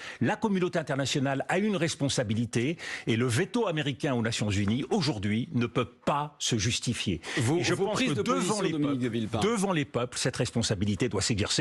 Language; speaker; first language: French; native; French